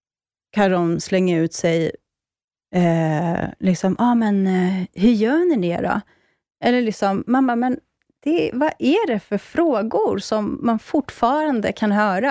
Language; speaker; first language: Swedish; early bilingual, other home language; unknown